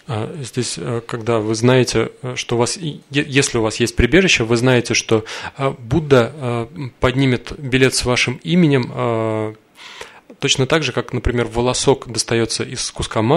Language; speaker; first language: Russian; native; Russian